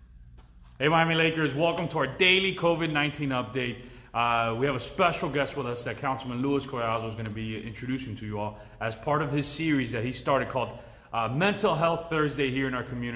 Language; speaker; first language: English; early bilingual, other home language; Spanish